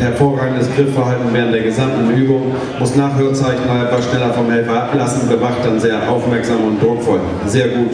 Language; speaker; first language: German; native; German